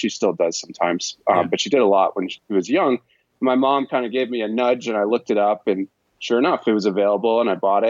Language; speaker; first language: English; native; English